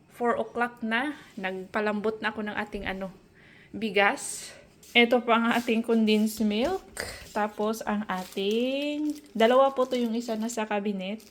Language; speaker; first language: Filipino; non-native, local second language; Cebuano